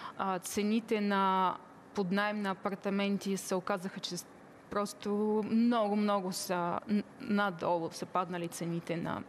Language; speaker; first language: Bulgarian; early bilingual, heritage; Bulgarian